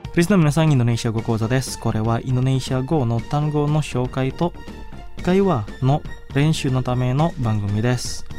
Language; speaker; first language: Japanese; non-native, fluent; Indonesian